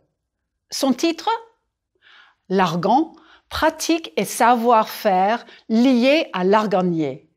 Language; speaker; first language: French; non-native, fluent; English